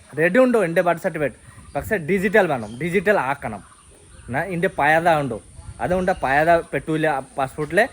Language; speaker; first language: Malayalam; non-native, learner; Bangla